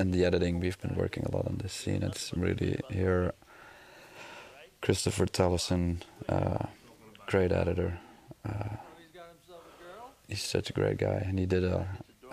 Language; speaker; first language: English; non-native, fluent; Dutch